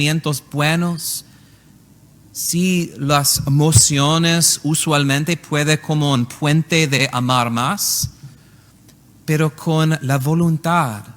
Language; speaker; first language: Spanish; non-native, learner; English